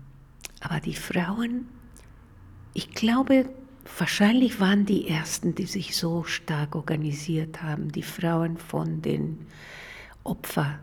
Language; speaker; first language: German; non-native, fluent; Spanish